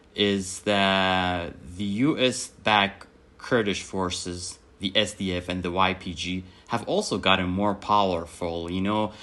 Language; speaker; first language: English; non-native, fluent; Arabic